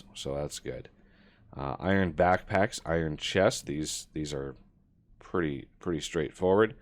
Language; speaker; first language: English; native; English